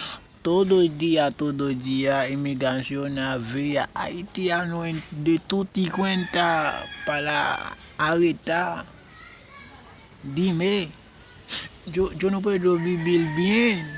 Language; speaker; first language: Spanish; non-native, learner; Haitian Creole